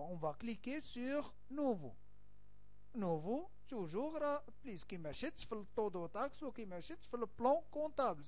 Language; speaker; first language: French; non-native, local second language; Arabic